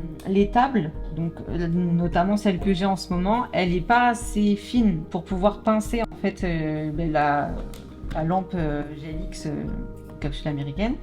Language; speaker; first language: French; native; French